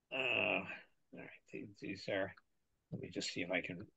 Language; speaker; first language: English; native; English